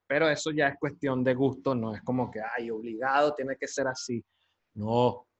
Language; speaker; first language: Spanish; native; Spanish